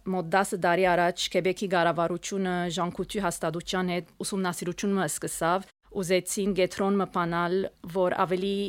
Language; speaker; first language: Armenian; early bilingual, heritage; Armenian